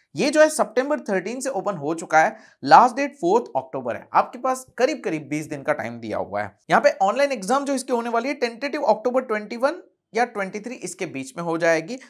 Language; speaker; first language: Hindi; non-native, local second language; Gujarati